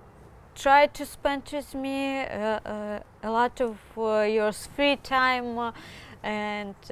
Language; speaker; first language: English; non-native, learner; Ukrainian